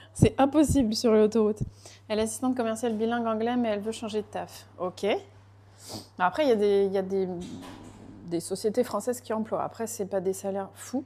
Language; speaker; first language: French; native; French